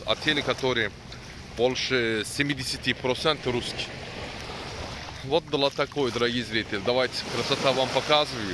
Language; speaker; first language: Russian; non-native, learner; Turkish